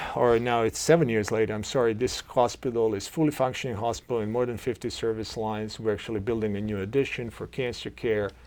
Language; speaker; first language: English; non-native, fluent; Croatian